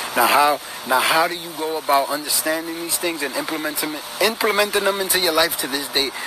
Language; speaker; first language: English; early bilingual, other home language; Spanish